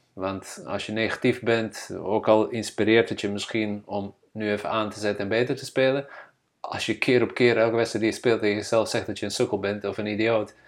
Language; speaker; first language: Dutch; non-native, fluent; Bosnian